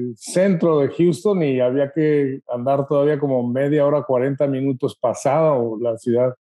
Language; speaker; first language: Spanish; native; Spanish